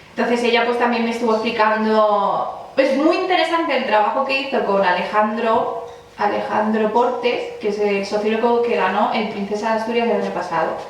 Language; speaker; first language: Spanish; early bilingual, other home language; Chinese